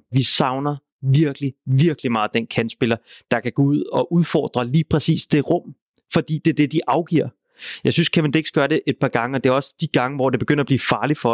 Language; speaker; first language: Danish; native; Danish